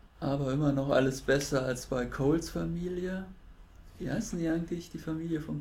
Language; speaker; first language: German; native; German